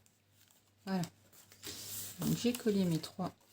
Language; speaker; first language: French; native; French